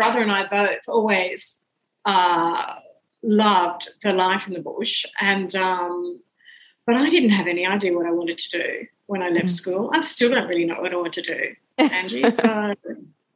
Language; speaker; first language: English; native; English